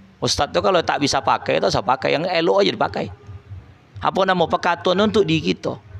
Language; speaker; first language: Malay; native; Malay